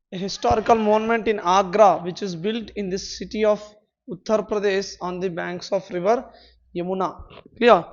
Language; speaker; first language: English; non-native, local second language; Telugu